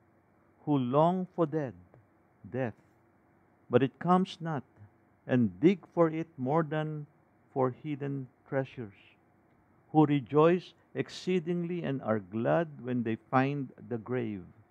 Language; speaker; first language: English; non-native, local second language; Filipino